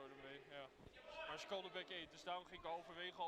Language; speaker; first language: Dutch; native; Dutch